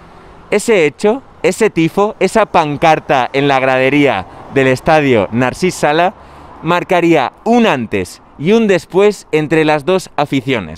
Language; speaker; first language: Spanish; native; Spanish